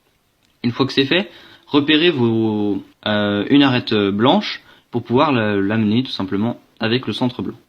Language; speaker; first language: French; native; French